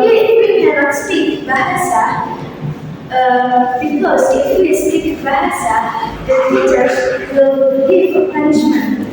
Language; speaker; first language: English; non-native, learner; Indonesian